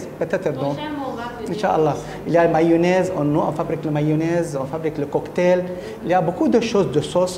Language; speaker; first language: French; non-native, learner; Arabic